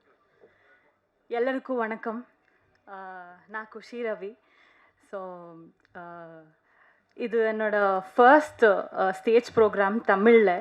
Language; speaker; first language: Tamil; non-native, fluent; Kannada